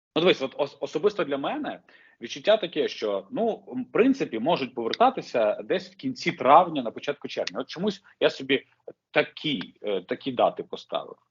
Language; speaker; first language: Ukrainian; native; Ukrainian